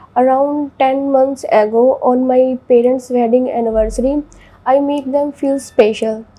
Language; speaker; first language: English; non-native, local second language; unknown